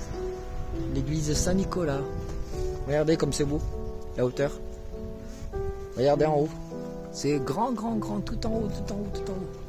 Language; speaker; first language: French; native; French